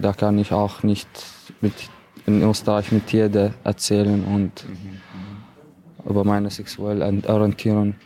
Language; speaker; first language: German; non-native, learner; Arabic